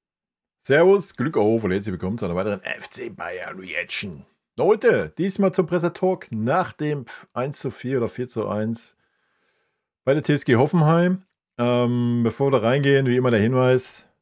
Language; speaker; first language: German; native; German